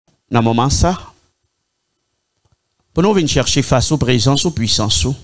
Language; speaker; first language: French; non-native, local second language; Haitian Creole